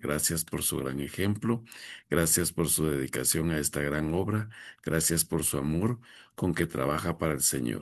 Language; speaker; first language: Spanish; native; Spanish